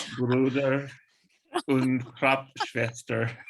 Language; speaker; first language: German; non-native, learner; English